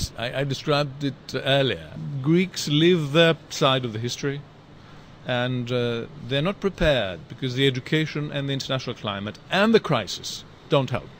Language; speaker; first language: English; non-native, fluent; Greek